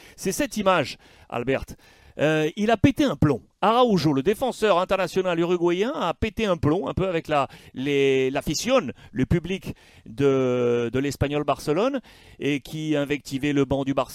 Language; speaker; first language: French; native; French